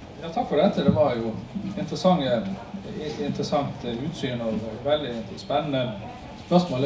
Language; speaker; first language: Norwegian; native; Norwegian